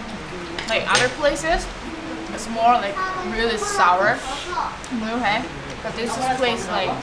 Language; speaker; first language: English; non-native, fluent; Korean